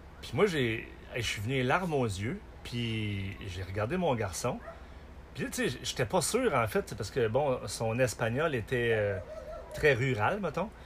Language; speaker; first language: French; native; French